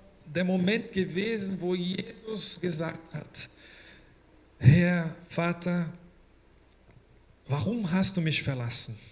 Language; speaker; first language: German; non-native, fluent; Portuguese